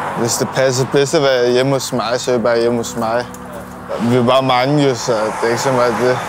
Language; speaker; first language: Danish; early bilingual, other home language; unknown